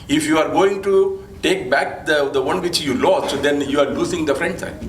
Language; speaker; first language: English; non-native, local second language; Malayalam